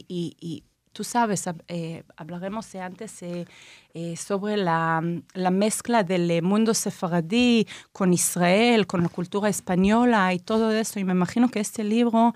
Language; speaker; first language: Spanish; non-native, fluent; Hebrew